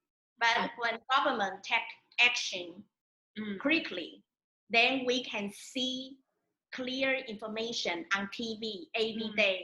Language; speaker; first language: English; non-native, learner; Chinese